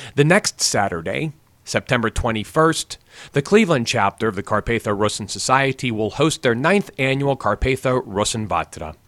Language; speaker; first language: English; native; English